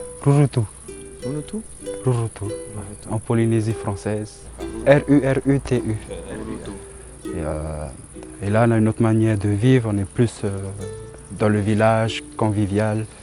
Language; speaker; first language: French; non-native, local second language; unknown